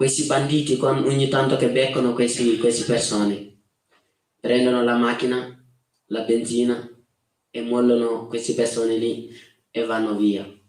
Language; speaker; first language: Italian; non-native, fluent; Wolof